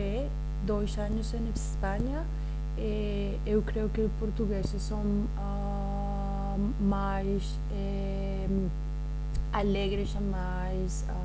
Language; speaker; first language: Portuguese; non-native, learner; Spanish